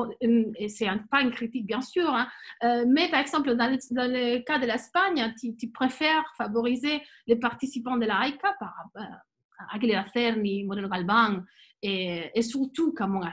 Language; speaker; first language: French; non-native, fluent; Spanish